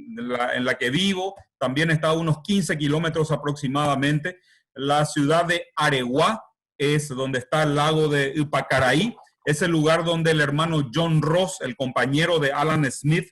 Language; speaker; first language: Spanish; native; Spanish